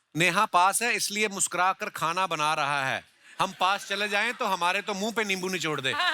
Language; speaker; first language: Hindi; non-native, local second language; Punjabi